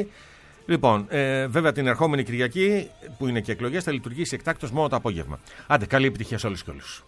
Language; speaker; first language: Greek; native; Greek